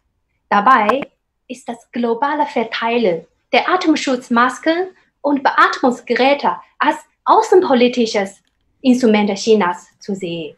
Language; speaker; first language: German; non-native, fluent; Chinese